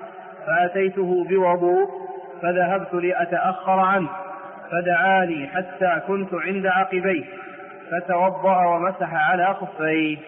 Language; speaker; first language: Arabic; native; Arabic